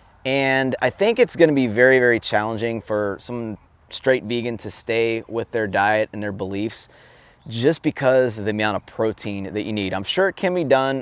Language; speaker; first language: English; native; English